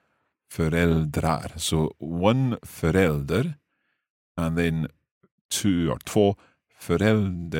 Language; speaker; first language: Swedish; non-native, learner; English